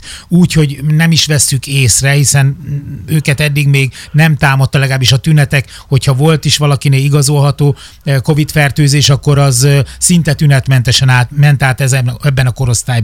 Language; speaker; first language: Hungarian; native; Hungarian